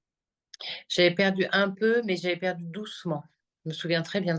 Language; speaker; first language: French; native; French